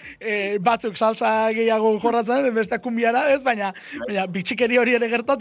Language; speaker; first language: Basque; native; Basque